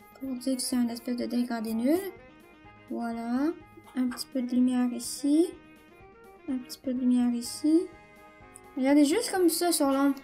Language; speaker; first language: French; native; French